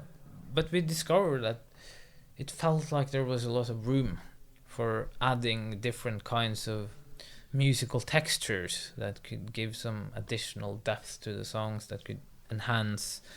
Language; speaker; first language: English; non-native, fluent; Norwegian